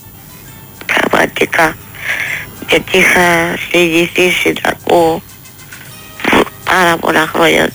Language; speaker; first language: Greek; native; Greek